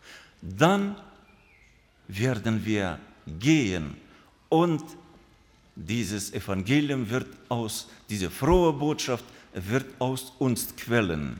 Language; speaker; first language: German; non-native, fluent; Russian